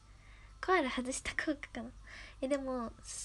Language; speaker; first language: Japanese; native; Japanese